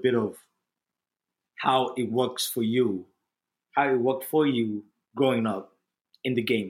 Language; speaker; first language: English; non-native, local second language; Ganda